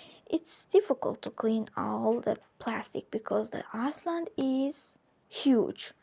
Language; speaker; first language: English; non-native, fluent; Azerbaijani